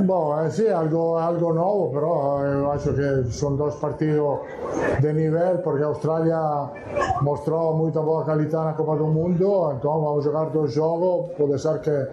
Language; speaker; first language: Portuguese; non-native, fluent; Italian